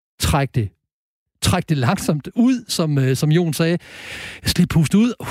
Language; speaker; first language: Danish; native; Danish